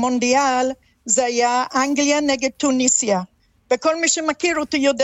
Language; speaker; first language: Hebrew; non-native, fluent; English